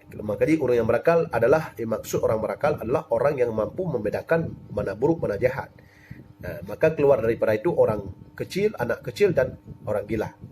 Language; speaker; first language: Malay; non-native, local second language; Achinese